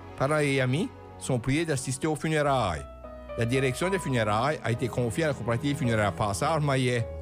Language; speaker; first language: French; native; French